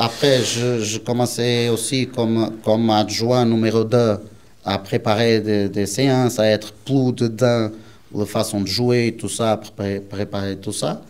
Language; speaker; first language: French; non-native, learner; Portuguese